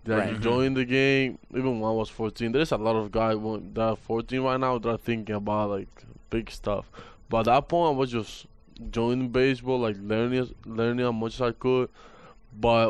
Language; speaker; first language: English; non-native, fluent; Spanish